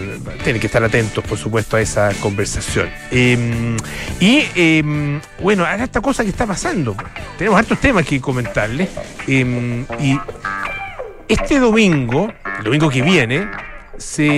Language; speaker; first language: Spanish; native; Spanish